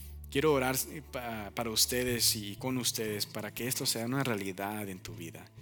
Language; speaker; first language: Spanish; early bilingual, heritage; Spanish